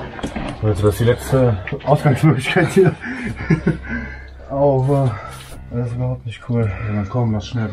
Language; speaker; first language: German; native; German